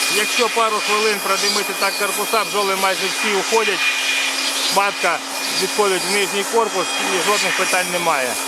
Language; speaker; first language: Ukrainian; non-native, local second language; Russian